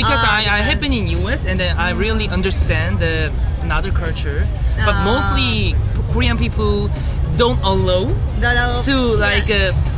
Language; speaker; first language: English; non-native, learner; Korean